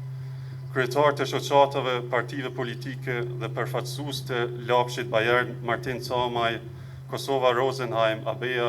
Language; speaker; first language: Albanian; native; Albanian